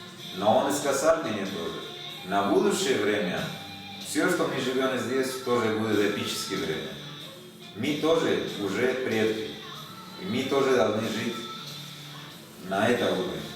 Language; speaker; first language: Russian; non-native, learner; Spanish